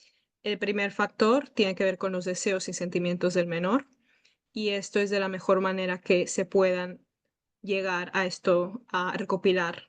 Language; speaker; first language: Spanish; native; Spanish